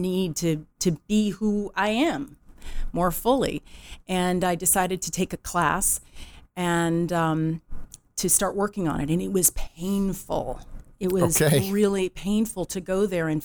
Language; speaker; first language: English; native; English